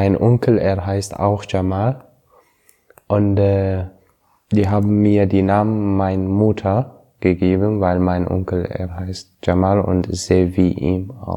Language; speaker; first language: German; non-native, learner; Arabic